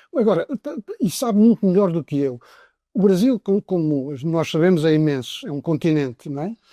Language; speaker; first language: Portuguese; native; Portuguese